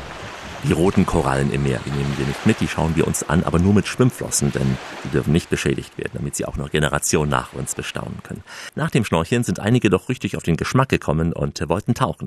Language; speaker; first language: German; native; German